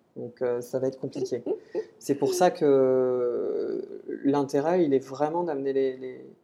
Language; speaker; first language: French; native; French